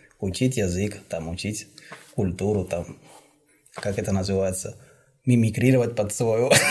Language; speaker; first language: Russian; non-native, fluent; Spanish